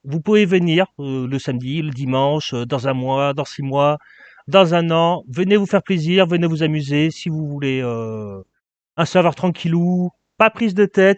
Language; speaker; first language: French; native; French